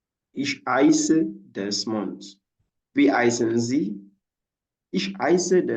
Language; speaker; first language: German; non-native, fluent; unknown